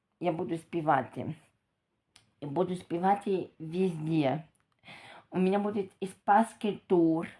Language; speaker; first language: Russian; non-native, local second language; Ukrainian